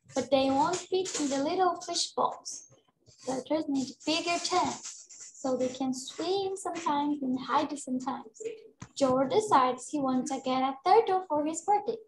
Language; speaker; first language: English; non-native, fluent; Portuguese